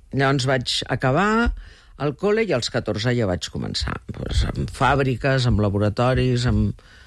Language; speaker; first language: Catalan; early bilingual, heritage; Catalan